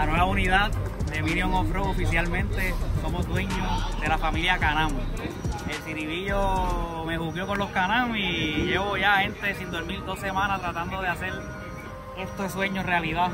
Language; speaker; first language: Spanish; native; Spanish